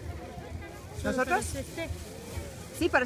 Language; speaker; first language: Spanish; non-native, fluent; English